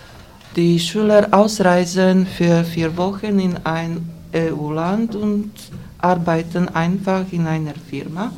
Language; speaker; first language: German; non-native, fluent; Slovak